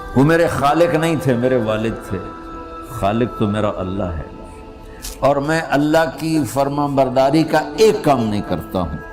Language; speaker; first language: Urdu; non-native, local second language; Punjabi